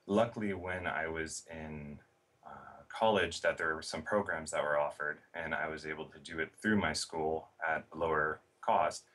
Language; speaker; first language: English; native; English